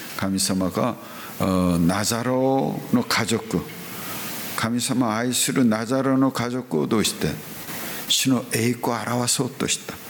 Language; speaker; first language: Japanese; non-native, fluent; Korean